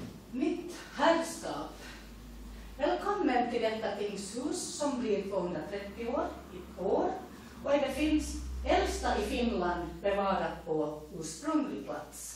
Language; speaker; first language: Swedish; native; Swedish